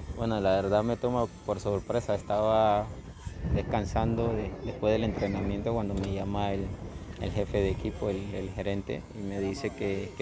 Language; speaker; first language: Spanish; native; Spanish